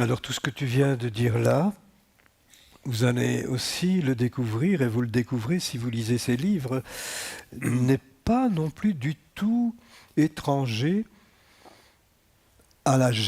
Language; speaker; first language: French; native; French